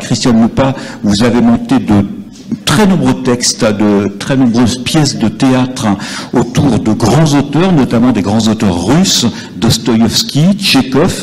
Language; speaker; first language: French; native; French